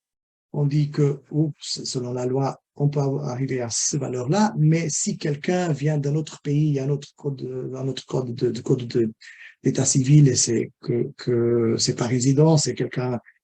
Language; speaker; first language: French; non-native, fluent; Portuguese